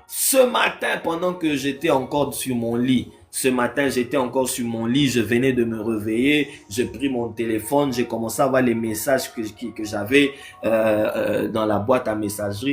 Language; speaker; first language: French; non-native, local second language; Lingala